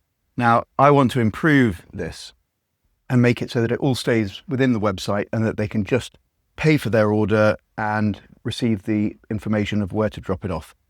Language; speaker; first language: English; native; English